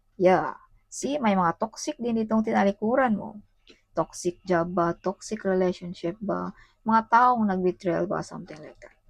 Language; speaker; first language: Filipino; non-native, local second language; Cebuano